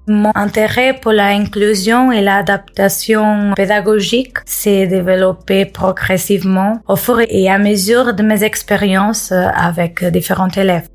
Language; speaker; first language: French; non-native, fluent; Portuguese